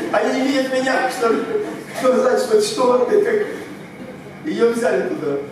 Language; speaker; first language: Russian; non-native, local second language; Romanian